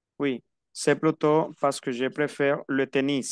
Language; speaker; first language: French; non-native, fluent; Spanish